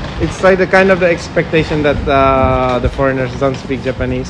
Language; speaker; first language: English; non-native, fluent; Czech